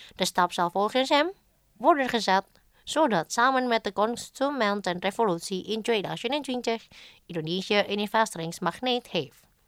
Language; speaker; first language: Dutch; non-native, fluent; Indonesian